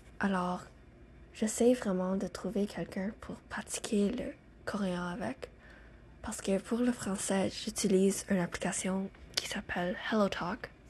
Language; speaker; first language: French; non-native, learner; English